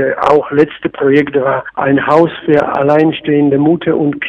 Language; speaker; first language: German; non-native, fluent; Polish